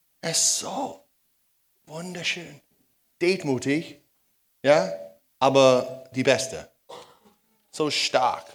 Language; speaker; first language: German; non-native, fluent; English